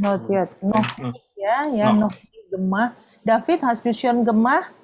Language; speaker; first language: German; non-native, fluent; Indonesian